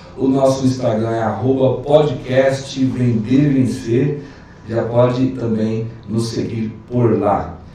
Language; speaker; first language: Portuguese; native; Portuguese